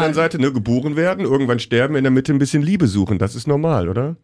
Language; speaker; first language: German; native; German